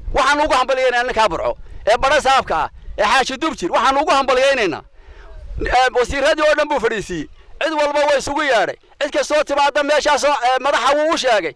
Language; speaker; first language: Somali; native; Somali